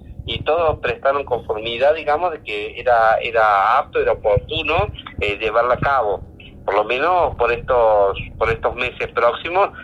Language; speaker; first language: Spanish; native; Spanish